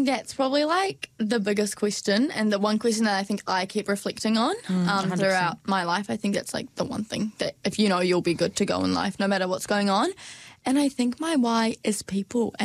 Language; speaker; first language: English; non-native, local second language; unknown